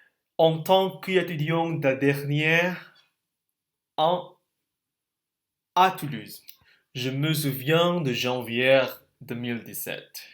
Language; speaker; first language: French; non-native, learner; Indonesian